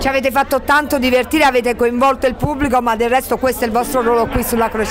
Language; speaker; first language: Italian; native; Italian